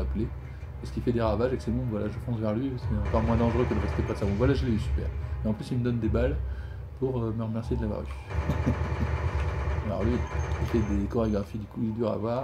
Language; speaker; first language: French; native; French